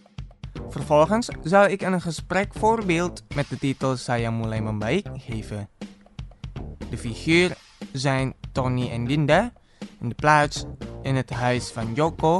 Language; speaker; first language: Dutch; non-native, fluent; Indonesian